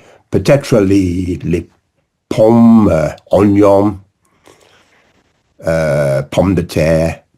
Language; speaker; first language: French; non-native, learner; English